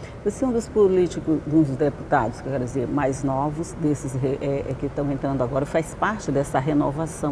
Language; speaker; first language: Portuguese; native; Portuguese